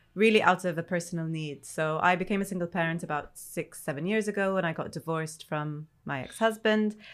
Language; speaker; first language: English; non-native, fluent; Arabic